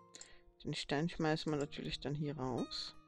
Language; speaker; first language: German; native; German